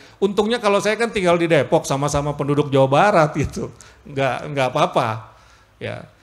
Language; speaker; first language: Indonesian; native; Indonesian